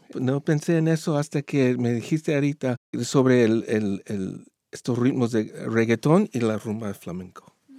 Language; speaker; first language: Spanish; non-native, learner; English